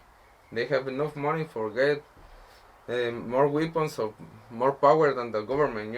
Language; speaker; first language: English; non-native, learner; Spanish